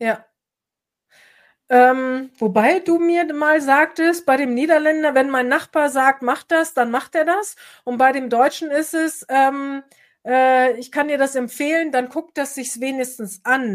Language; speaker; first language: German; native; German